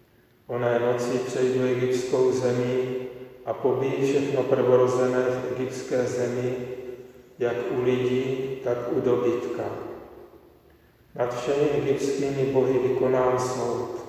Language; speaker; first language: Czech; native; Czech